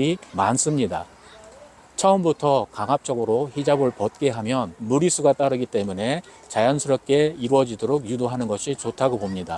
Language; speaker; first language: Korean; native; Korean